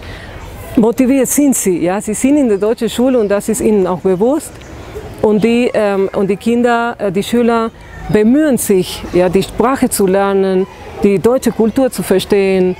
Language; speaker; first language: German; non-native, fluent; Spanish